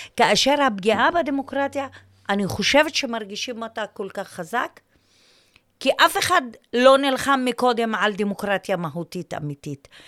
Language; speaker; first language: Hebrew; non-native, local second language; Arabic